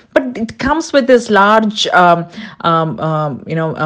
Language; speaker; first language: English; non-native, local second language; Tulu